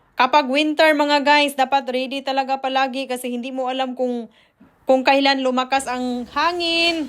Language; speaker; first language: Filipino; non-native, local second language; Cebuano